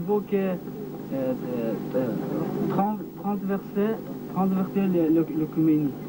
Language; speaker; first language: French; non-native, learner; Kurdish